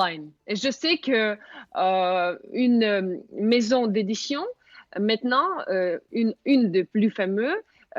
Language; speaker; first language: French; non-native, fluent; Russian